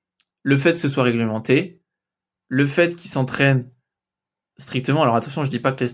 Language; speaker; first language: French; native; French